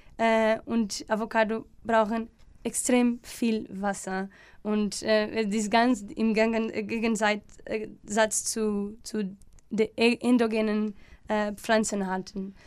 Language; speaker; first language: German; non-native, learner; Portuguese